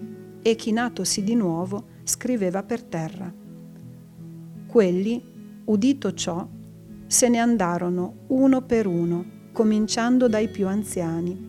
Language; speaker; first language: Italian; native; Italian